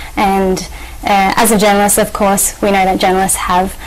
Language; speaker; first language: English; native; English